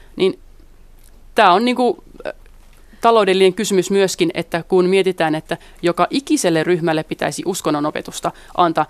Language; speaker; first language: Finnish; early bilingual, other home language; Central Kurdish